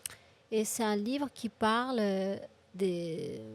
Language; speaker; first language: French; non-native, fluent; Spanish